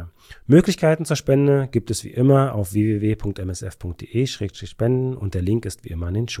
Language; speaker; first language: German; native; German